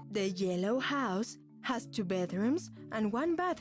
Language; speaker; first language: English; non-native, fluent; Spanish